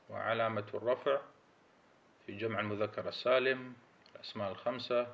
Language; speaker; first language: Arabic; early bilingual, heritage; Arabic